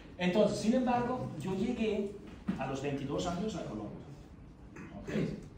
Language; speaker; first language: Spanish; non-native, fluent; German